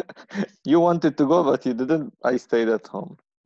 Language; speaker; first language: English; non-native, fluent; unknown